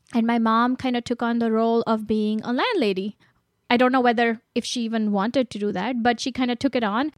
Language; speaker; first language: English; non-native, local second language; Gujarati